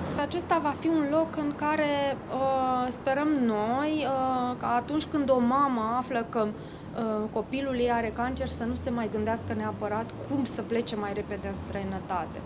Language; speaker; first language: Romanian; native; Romanian